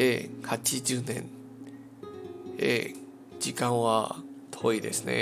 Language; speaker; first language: Japanese; non-native, learner; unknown